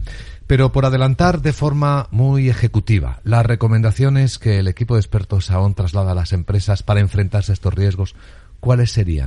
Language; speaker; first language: Spanish; native; Spanish